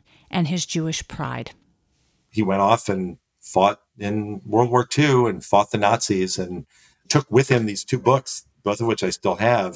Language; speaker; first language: English; native; English